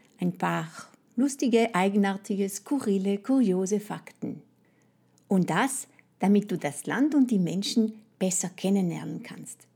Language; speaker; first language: German; non-native, fluent; French